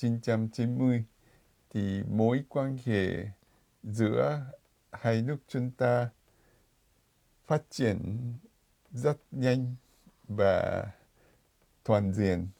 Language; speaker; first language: Vietnamese; non-native, fluent; Japanese